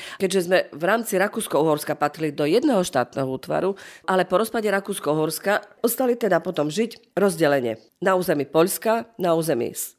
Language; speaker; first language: Slovak; non-native, local second language; Rusyn